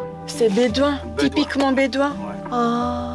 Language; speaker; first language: French; non-native, learner; Korean